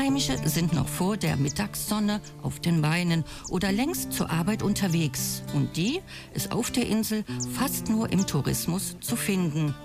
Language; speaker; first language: German; native; German